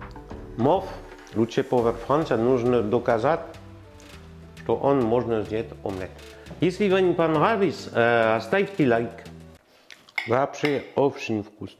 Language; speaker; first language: Russian; non-native, learner; French